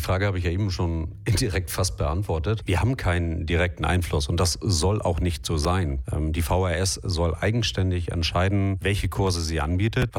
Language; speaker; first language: German; native; German